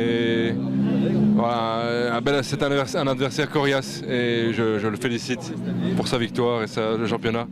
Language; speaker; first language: French; native; French